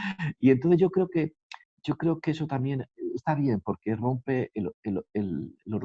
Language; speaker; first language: Spanish; native; Spanish